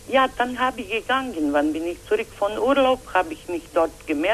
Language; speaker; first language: German; non-native, learner; Croatian